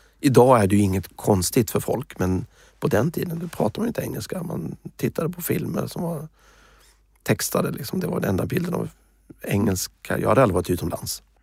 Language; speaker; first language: Swedish; native; Swedish